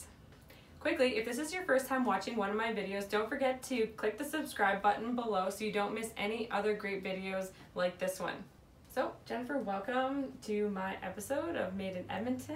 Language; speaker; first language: English; native; English